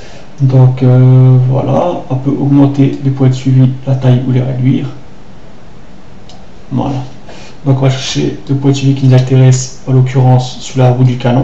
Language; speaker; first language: French; native; French